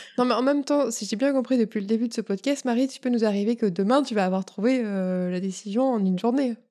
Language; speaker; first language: French; native; French